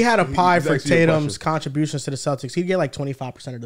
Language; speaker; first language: English; native; English